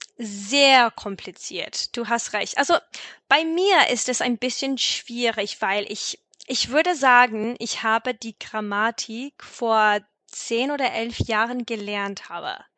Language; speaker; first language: German; non-native, fluent; English